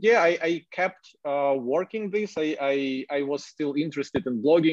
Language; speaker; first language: English; non-native, fluent; Ukrainian